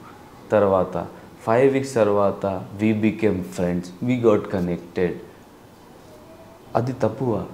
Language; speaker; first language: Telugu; non-native, learner; Hindi